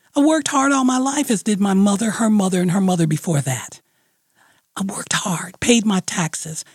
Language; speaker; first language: English; native; English